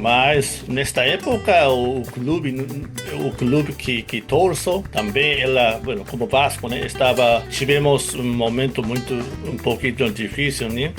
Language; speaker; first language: Portuguese; non-native, fluent; Japanese